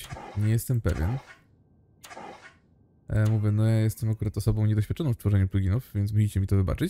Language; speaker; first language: Polish; native; Polish